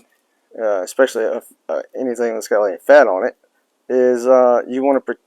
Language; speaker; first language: English; native; English